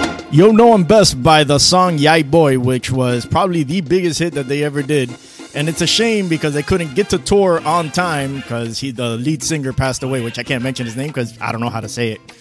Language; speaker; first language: English; early bilingual, other home language; Spanish